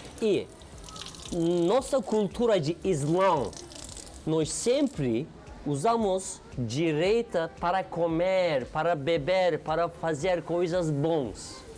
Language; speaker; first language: Portuguese; non-native, learner; Turkish